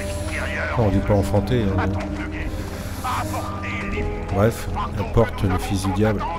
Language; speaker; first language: French; native; French